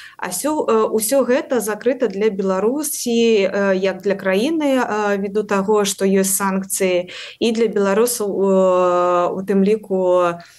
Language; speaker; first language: Belarusian; non-native, local second language; Russian